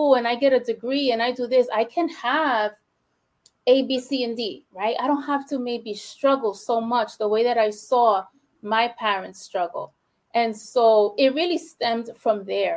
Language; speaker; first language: English; early bilingual, other home language; Spanish